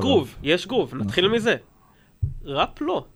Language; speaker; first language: Hebrew; native; Hebrew